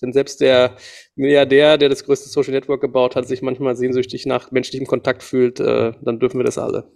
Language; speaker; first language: German; native; German